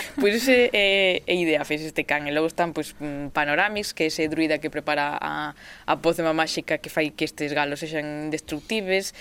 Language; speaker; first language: Galician; native; Galician